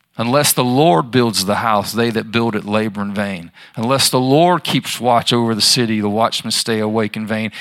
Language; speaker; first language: English; native; English